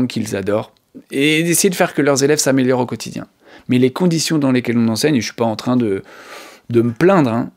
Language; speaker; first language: French; native; French